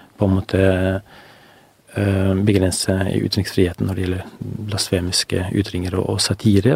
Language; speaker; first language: Norwegian; non-native, fluent; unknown